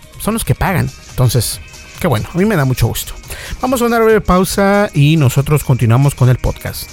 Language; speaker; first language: Spanish; native; Spanish